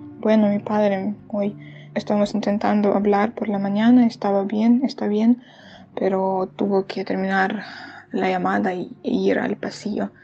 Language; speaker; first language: Spanish; non-native, fluent; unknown